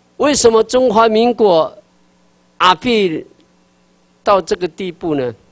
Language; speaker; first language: Chinese; non-native, local second language; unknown